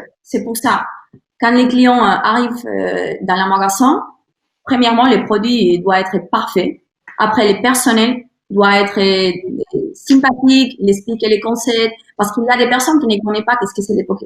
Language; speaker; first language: French; non-native, learner; Spanish